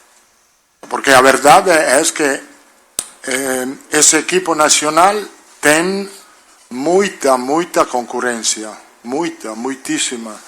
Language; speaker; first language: Portuguese; non-native, learner; Italian